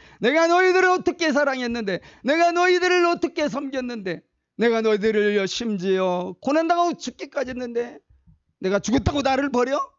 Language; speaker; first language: Korean; native; Korean